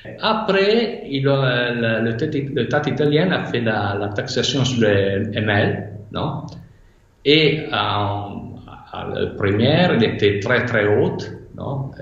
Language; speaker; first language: French; non-native, fluent; Italian